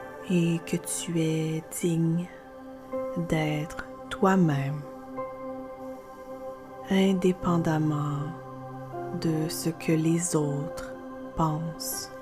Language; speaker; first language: French; native; French